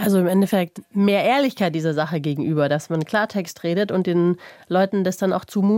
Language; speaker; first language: German; native; German